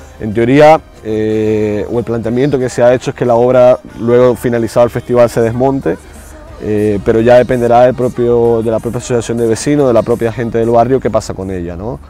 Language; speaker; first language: Spanish; native; Spanish